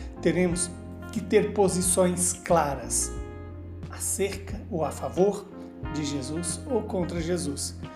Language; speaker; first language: Portuguese; native; Portuguese